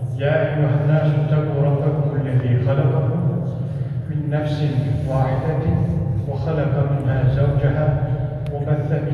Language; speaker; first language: Turkish; native; Turkish